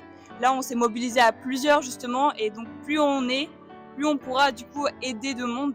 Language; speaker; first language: French; native; French